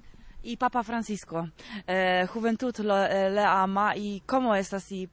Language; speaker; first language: Spanish; non-native, learner; Polish